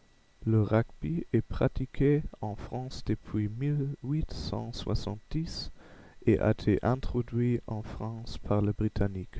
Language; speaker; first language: French; non-native, learner; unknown